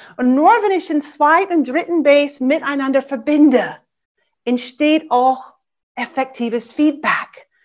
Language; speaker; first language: German; non-native, fluent; English